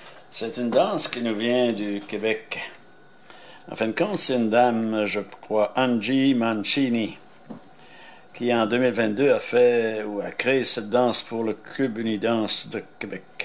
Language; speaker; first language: French; native; French